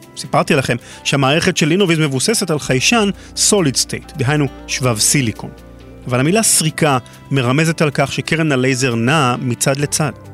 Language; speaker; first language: Hebrew; native; Hebrew